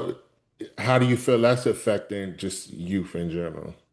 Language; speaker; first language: English; native; English